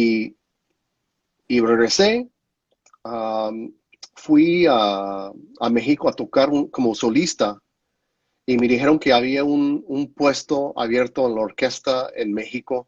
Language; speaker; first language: Spanish; non-native, fluent; English